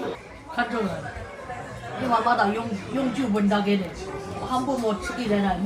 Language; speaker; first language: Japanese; non-native, learner; Chinese